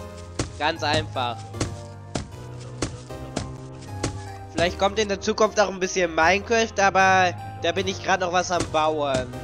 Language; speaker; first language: German; native; German